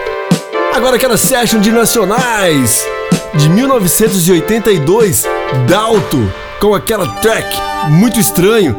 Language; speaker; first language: Portuguese; native; Portuguese